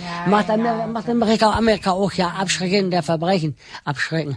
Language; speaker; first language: German; non-native, learner; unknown